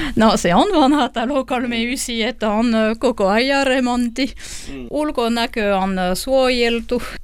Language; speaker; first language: Finnish; non-native, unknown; French